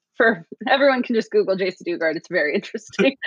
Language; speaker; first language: English; native; English